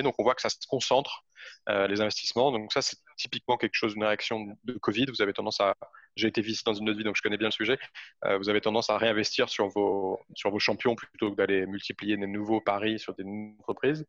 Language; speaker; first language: French; native; French